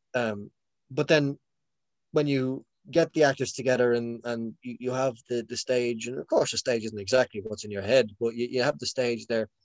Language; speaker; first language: English; native; English